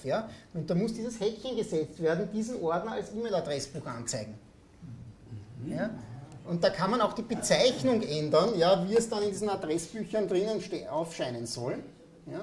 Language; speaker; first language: German; native; German